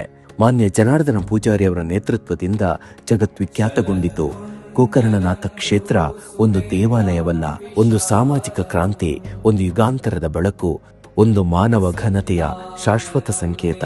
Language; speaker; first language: Kannada; native; Kannada